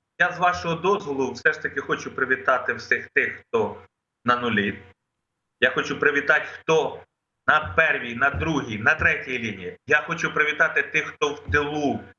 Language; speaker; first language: Ukrainian; non-native, local second language; Russian